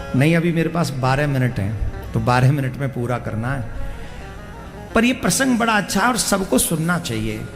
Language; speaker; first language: Hindi; native; Hindi